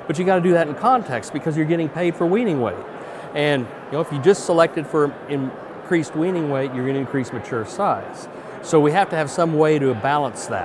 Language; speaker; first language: English; native; English